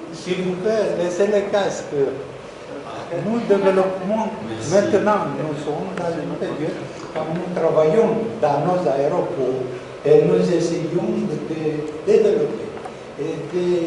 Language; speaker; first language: French; non-native, fluent; Romanian